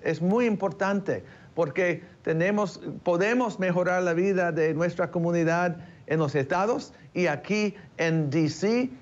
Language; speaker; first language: Spanish; early bilingual, heritage; English